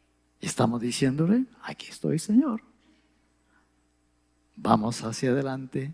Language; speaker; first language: Spanish; native; Spanish